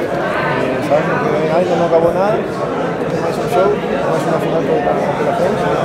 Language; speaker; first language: Portuguese; non-native, learner; Spanish